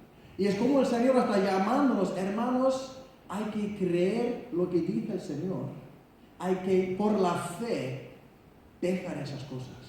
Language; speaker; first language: Spanish; non-native, fluent; Icelandic